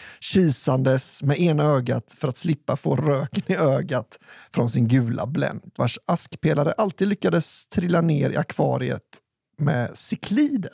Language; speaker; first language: Swedish; native; Swedish